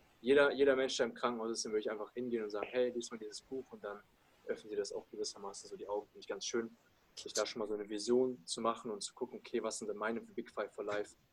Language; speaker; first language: German; early bilingual, other home language; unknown